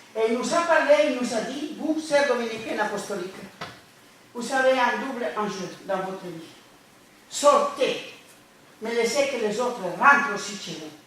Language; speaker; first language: French; non-native, fluent; Spanish